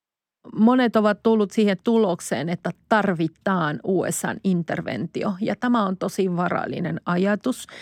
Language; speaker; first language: Finnish; non-native, fluent; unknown